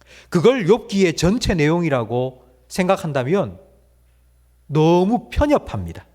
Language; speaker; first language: Korean; native; Korean